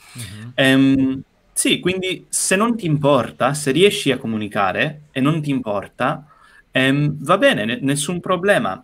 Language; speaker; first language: Italian; non-native, fluent; English